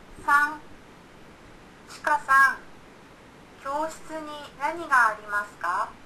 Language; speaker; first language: Japanese; non-native, learner; Indonesian